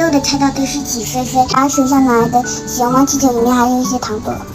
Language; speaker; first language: Chinese; native; Chinese